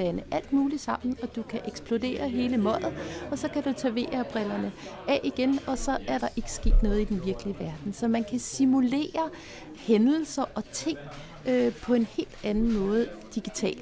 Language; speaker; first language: Danish; native; Danish